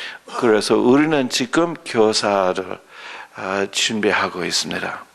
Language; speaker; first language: Korean; early bilingual, other home language; English